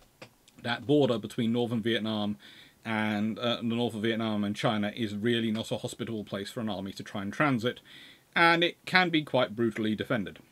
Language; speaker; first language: English; native; English